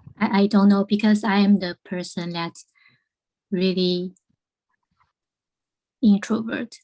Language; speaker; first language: English; non-native, learner; Chinese